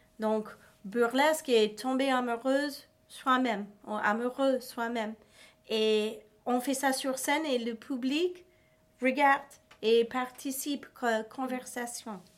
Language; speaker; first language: French; non-native, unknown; English